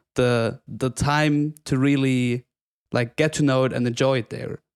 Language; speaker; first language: English; non-native, fluent; German